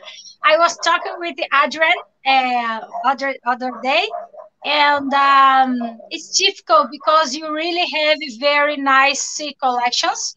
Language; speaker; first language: English; non-native, learner; Portuguese